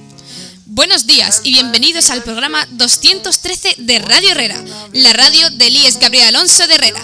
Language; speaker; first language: Spanish; native; Spanish